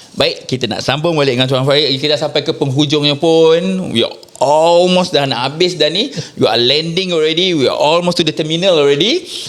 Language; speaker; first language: Malay; native; Malay